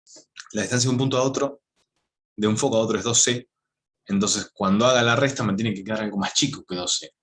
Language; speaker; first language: Spanish; native; Spanish